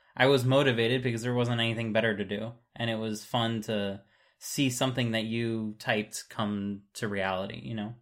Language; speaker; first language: English; native; English